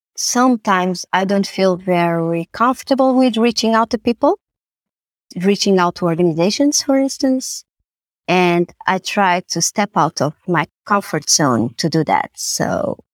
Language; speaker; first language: English; non-native, fluent; Portuguese